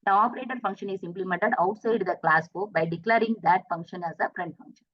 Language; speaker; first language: English; non-native, local second language; Tamil